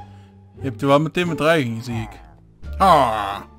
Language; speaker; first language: Dutch; native; Dutch